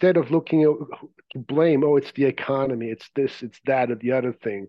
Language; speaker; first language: English; non-native, fluent; Swiss German